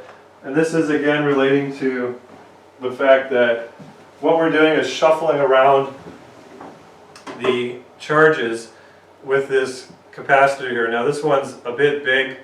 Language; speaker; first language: English; native; English